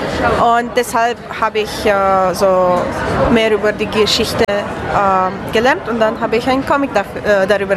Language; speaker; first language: German; non-native, learner; Romanian